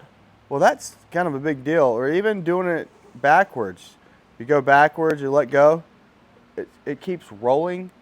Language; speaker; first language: English; native; English